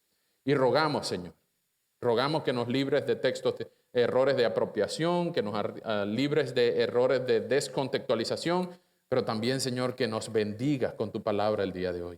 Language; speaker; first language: Spanish; native; Spanish